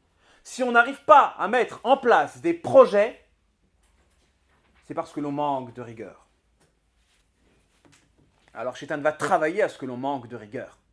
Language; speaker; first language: French; native; French